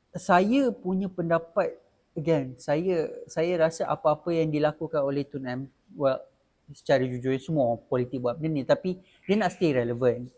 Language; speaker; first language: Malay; native; Malay